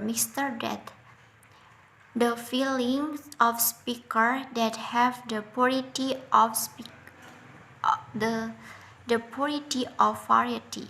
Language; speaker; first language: English; non-native, learner; Indonesian